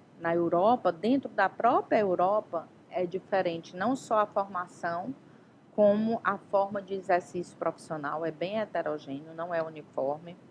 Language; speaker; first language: Portuguese; native; Portuguese